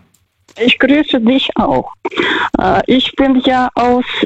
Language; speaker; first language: German; non-native, fluent; Russian